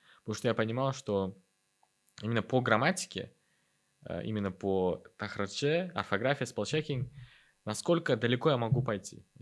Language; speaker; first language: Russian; non-native, local second language; Uzbek